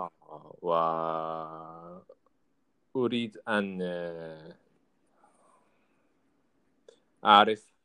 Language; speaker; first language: Arabic; non-native, learner; Japanese